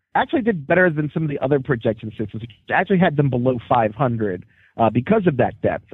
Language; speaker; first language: English; native; English